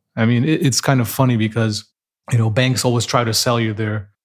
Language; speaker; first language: English; non-native, fluent; Portuguese